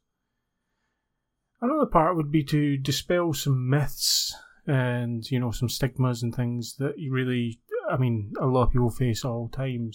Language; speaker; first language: English; native; English